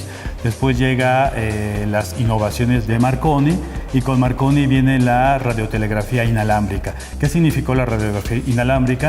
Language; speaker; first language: Spanish; native; Spanish